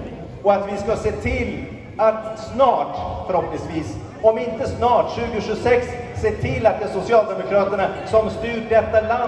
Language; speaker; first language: Swedish; early bilingual, other home language; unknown